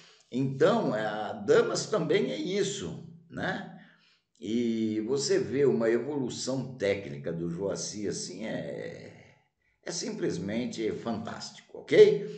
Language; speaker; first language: Portuguese; native; Portuguese